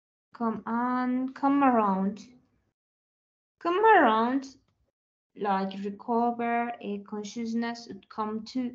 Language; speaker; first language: English; non-native, learner; Spanish